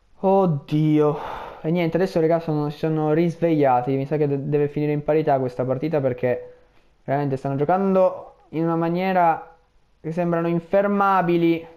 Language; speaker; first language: Italian; native; Italian